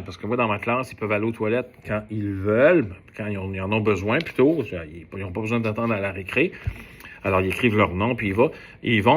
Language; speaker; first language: French; native; French